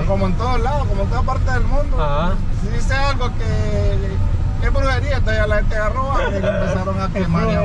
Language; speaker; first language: Spanish; native; Spanish